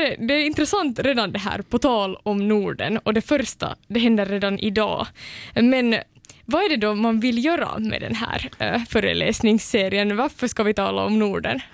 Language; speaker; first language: Swedish; native; Swedish